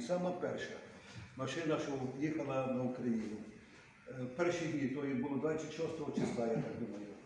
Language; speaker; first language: Ukrainian; early bilingual, heritage; Ukrainian